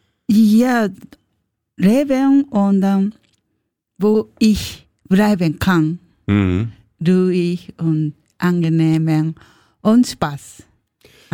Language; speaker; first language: German; non-native, learner; Japanese